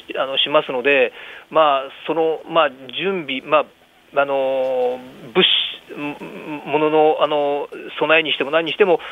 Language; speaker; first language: Japanese; native; Japanese